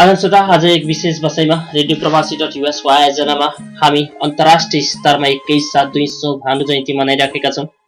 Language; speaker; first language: Nepali; native; Nepali